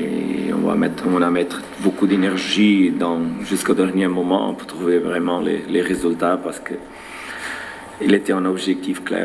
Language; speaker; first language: French; non-native, learner; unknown